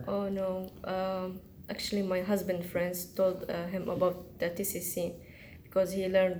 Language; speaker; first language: English; non-native, learner; Arabic